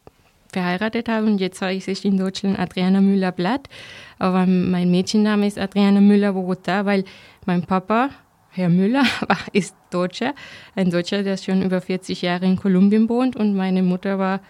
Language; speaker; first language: German; non-native, fluent; Spanish